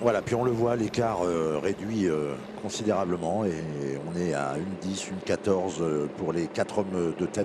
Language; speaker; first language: French; native; French